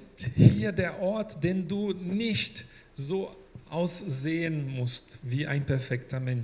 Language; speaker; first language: German; non-native, fluent; Portuguese